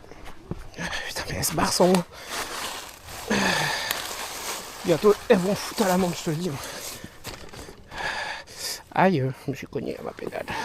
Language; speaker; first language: French; native; French